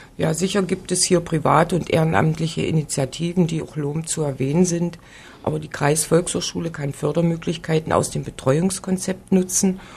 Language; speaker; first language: German; native; German